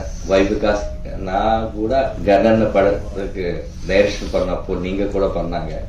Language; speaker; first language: Tamil; non-native, learner; Telugu